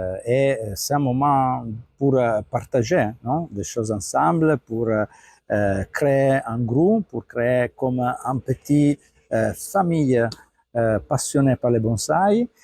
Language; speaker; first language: French; non-native, fluent; Italian